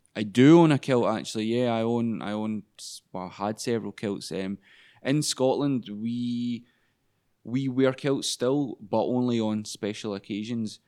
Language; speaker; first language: English; native; English